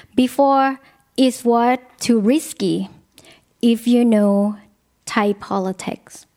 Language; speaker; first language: English; non-native, learner; Thai